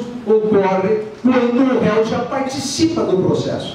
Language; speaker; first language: Portuguese; native; Portuguese